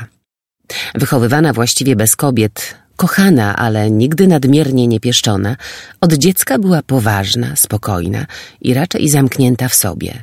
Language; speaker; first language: Polish; native; Polish